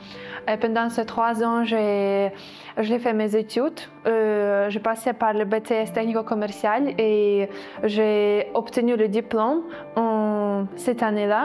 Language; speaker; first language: French; non-native, fluent; Ukrainian